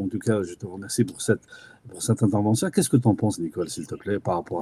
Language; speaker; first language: French; native; French